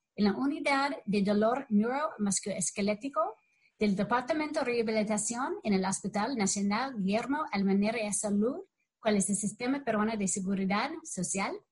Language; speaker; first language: Spanish; non-native, learner; English